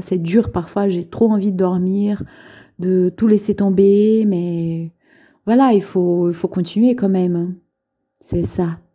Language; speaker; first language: French; non-native, local second language; Portuguese